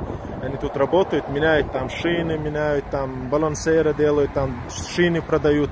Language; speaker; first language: Russian; non-native, local second language; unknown